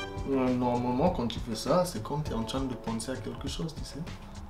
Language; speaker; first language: French; non-native, fluent; English